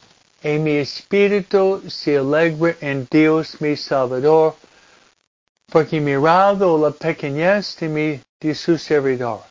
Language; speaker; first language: Spanish; non-native, fluent; English